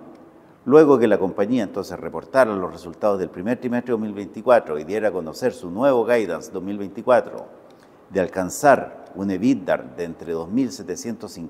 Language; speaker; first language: Spanish; native; Spanish